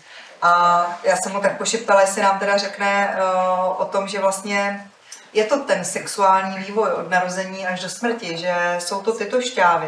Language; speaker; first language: Czech; native; Czech